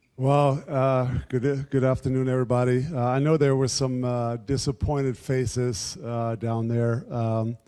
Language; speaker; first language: English; non-native, fluent; German